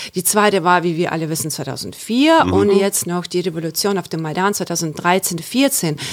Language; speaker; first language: German; non-native, fluent; Ukrainian